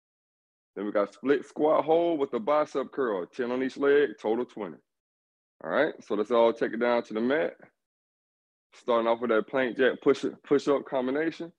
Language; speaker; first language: English; native; English